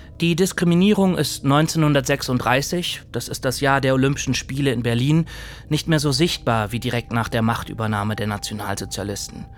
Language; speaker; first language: German; native; German